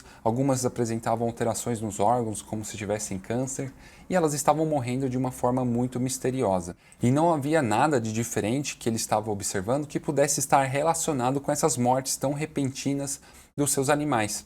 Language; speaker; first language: Portuguese; native; Portuguese